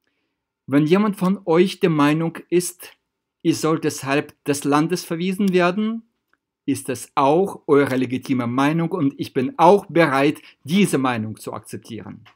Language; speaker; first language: German; non-native, fluent; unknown